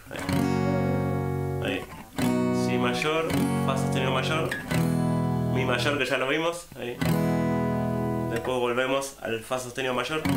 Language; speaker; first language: Spanish; native; Spanish